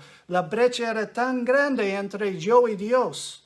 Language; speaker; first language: Spanish; non-native, fluent; English